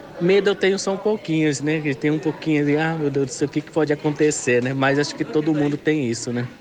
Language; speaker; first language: Portuguese; non-native, local second language; Guarani